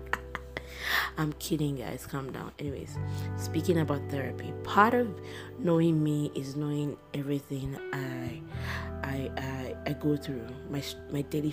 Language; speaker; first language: English; non-native, local second language; Yoruba